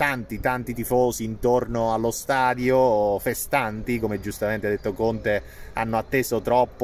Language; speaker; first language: Italian; native; Italian